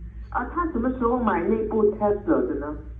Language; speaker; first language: Chinese; native; Chinese